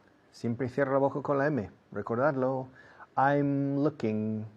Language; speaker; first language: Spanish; non-native, fluent; English